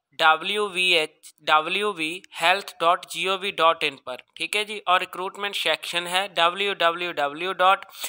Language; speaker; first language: Hindi; non-native, local second language; Punjabi